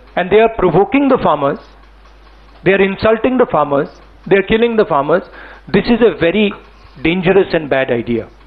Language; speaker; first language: English; non-native, local second language; Hindi